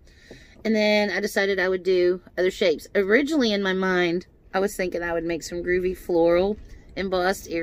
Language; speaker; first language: English; native; English